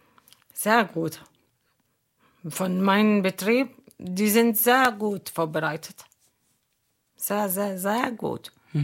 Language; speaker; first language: German; non-native, learner; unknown